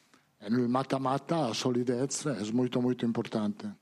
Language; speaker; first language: Portuguese; non-native, fluent; Italian